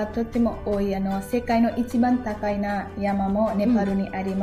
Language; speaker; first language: Japanese; non-native, learner; Nepali